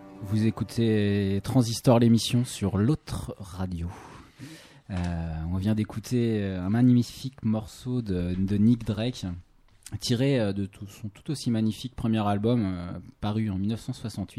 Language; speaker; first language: French; native; French